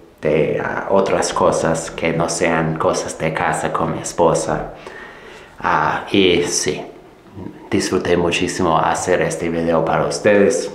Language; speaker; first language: Spanish; non-native, fluent; English